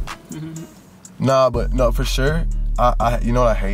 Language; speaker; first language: English; native; English